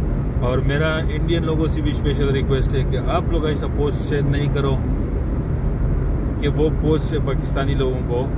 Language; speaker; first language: Hindi; non-native, local second language; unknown